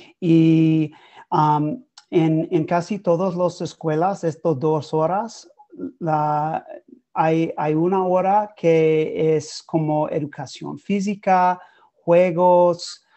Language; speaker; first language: Spanish; non-native, learner; English